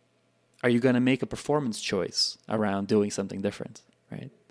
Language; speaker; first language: English; native; English